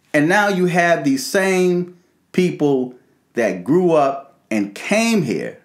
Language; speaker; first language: English; native; English